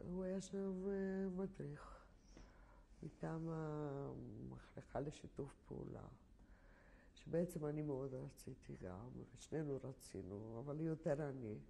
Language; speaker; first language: Hebrew; non-native, fluent; Polish